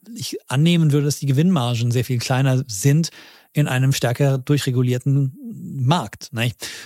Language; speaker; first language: German; native; German